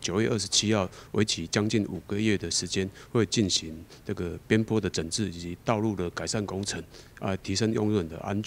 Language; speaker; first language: Chinese; native; Chinese